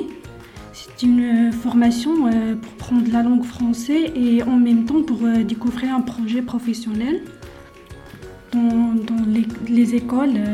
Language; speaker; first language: French; non-native, learner; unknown